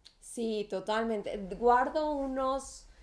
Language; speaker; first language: Spanish; native; Spanish